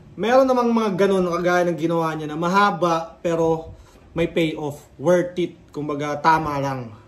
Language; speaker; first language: Filipino; native; Filipino